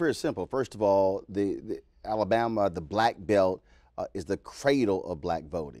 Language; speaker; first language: English; native; English